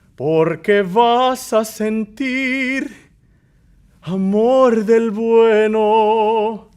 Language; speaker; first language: Spanish; early bilingual, other home language; English